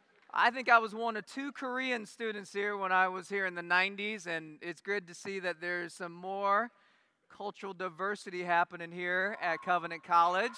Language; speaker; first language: English; native; English